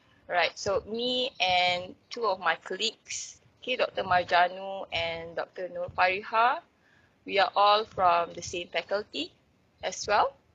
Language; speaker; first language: English; non-native, local second language; Malay